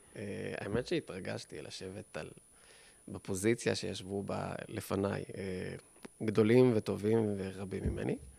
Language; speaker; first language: Hebrew; native; Hebrew